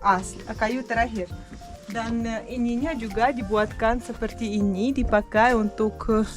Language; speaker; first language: Indonesian; non-native, fluent; Russian